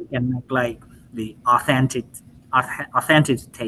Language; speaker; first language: English; non-native, learner; Vietnamese